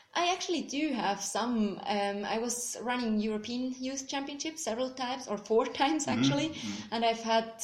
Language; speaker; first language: English; non-native, fluent; Swiss German